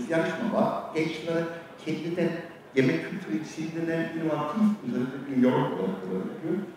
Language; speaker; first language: Turkish; non-native, learner; German